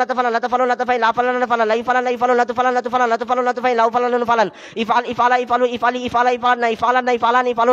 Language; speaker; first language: Arabic; non-native, learner; Bangla